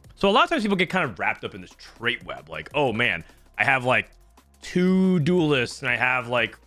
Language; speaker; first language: English; native; English